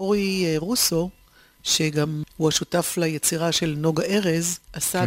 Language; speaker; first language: Hebrew; native; Hebrew